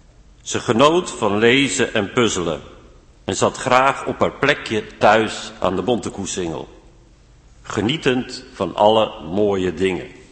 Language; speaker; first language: Dutch; native; Dutch